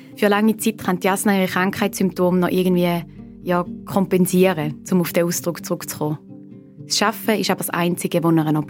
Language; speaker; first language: German; native; German